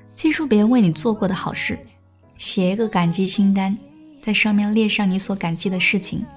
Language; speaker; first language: Chinese; native; Chinese